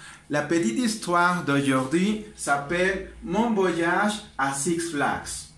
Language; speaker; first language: French; non-native, learner; Spanish